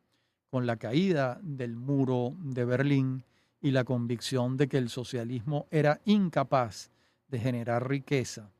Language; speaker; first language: Spanish; native; Spanish